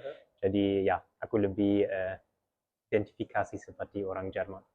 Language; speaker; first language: Indonesian; early bilingual, heritage; German